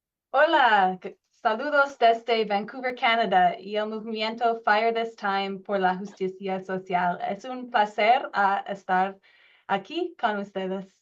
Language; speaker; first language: Spanish; non-native, learner; English